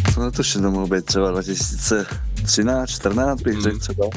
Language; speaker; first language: Czech; native; Czech